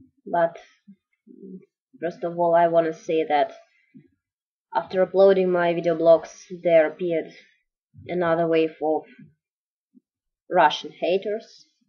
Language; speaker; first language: English; non-native, fluent; Russian